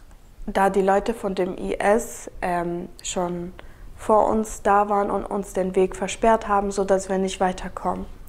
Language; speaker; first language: German; early bilingual, other home language; Kurdish